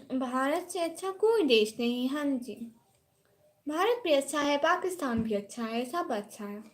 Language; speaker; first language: Urdu; non-native, local second language; Saraiki